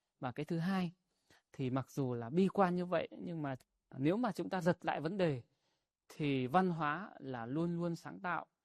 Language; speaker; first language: Vietnamese; non-native, local second language; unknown